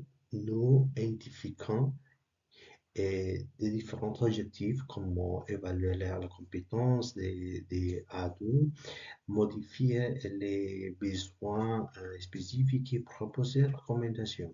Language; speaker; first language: French; non-native, learner; Spanish